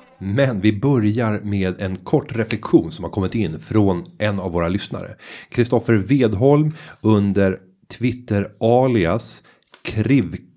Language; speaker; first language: Swedish; native; Swedish